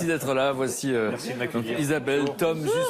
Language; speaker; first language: French; native; French